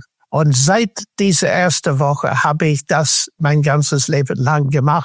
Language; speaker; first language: German; non-native, fluent; English